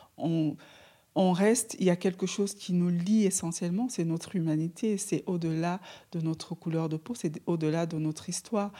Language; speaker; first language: French; native; French